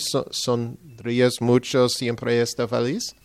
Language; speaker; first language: Spanish; non-native, learner; English